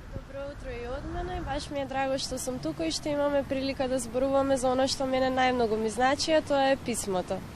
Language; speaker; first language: Macedonian; native; Macedonian